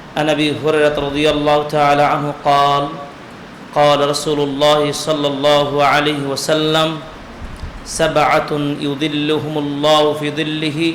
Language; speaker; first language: Arabic; non-native, fluent; Bangla